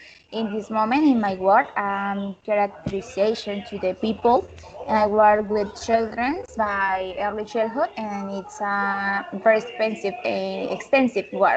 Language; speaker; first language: English; non-native, learner; Spanish